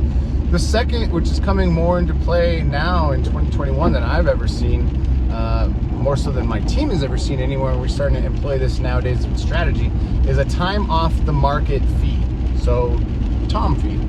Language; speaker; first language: English; native; English